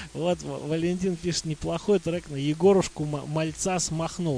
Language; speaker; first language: Russian; native; Russian